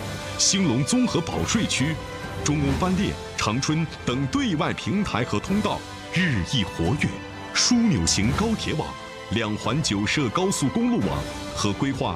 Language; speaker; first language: Chinese; native; Chinese